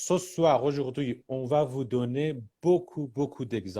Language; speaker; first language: French; non-native, fluent; Persian